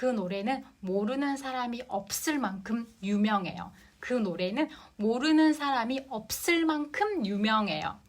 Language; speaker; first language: Korean; non-native, fluent; Japanese